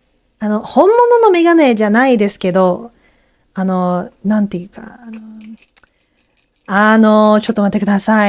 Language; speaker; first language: Japanese; non-native, learner; English